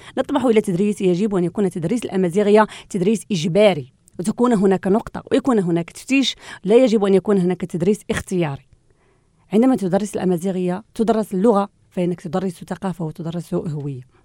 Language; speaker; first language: Arabic; non-native, local second language; Central Atlas Tamazight